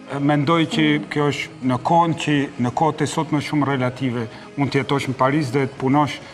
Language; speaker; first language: Albanian; native; Albanian